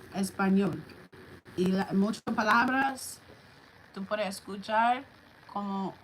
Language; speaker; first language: Spanish; non-native, learner; English